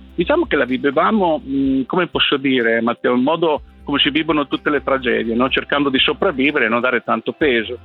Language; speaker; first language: Italian; non-native, fluent; Spanish